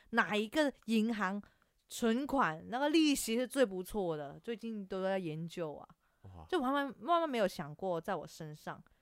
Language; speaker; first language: Chinese; non-native, local second language; Cantonese